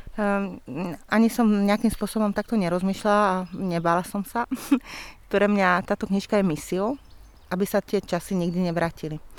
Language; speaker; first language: Slovak; non-native, local second language; Hungarian